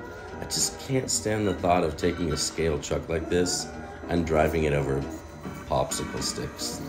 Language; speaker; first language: English; native; English